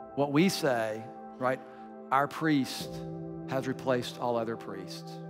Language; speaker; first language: English; native; English